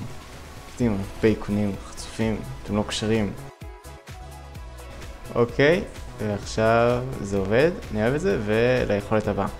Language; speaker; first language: Hebrew; native; Hebrew